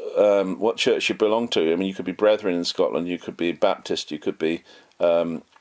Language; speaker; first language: English; native; English